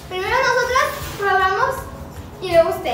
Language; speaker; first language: Spanish; native; Spanish